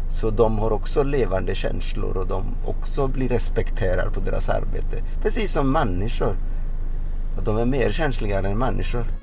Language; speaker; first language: Swedish; non-native, fluent; Odia